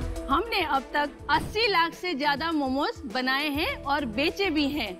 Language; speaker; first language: Hindi; non-native, local second language; Nepali